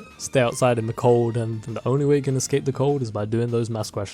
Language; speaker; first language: English; native; English